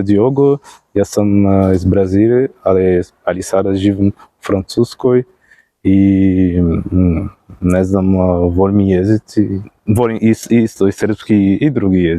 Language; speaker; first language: Serbian; non-native, learner; Portuguese